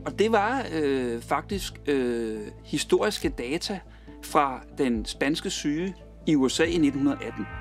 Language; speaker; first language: Danish; native; Danish